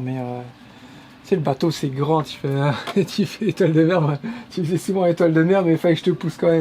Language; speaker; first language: French; native; French